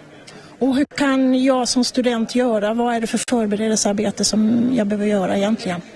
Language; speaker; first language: Swedish; native; Swedish